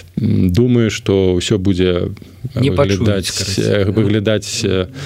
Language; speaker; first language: Belarusian; non-native, local second language; Russian